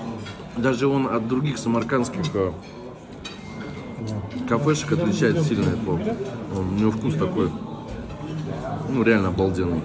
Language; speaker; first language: Russian; native; Russian